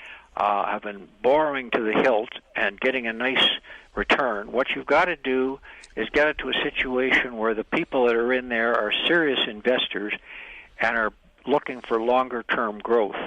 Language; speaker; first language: English; native; English